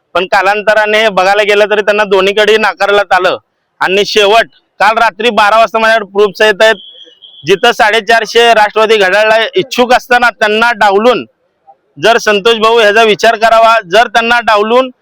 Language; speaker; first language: Marathi; native; Marathi